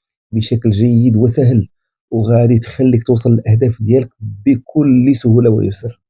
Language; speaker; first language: Arabic; native; Arabic